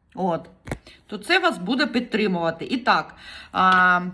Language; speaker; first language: Ukrainian; non-native, local second language; Russian